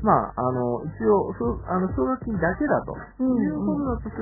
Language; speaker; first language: Japanese; native; Japanese